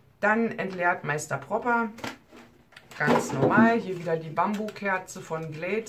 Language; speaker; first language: German; native; German